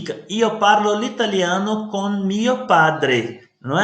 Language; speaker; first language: Italian; non-native, learner; Portuguese